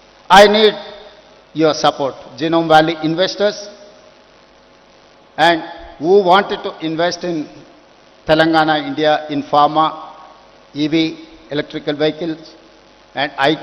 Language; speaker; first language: English; non-native, local second language; Telugu